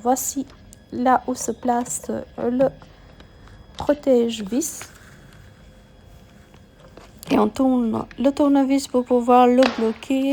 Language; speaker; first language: French; non-native, fluent; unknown